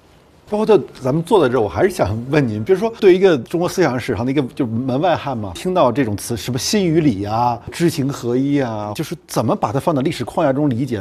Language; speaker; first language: Chinese; native; Chinese